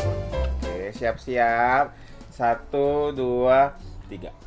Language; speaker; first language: Indonesian; native; Indonesian